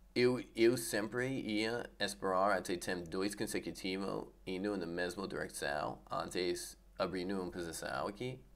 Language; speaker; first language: Portuguese; non-native, learner; English